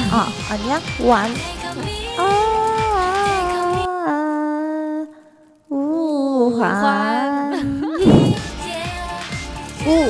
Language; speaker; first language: Chinese; non-native, fluent; Korean